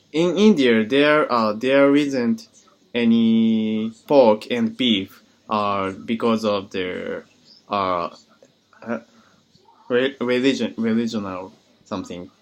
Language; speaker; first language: English; non-native, learner; Japanese